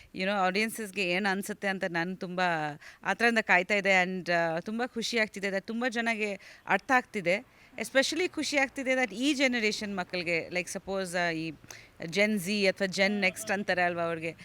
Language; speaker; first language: Kannada; non-native, fluent; Bangla